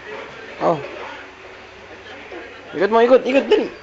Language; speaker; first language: Filipino; native; Filipino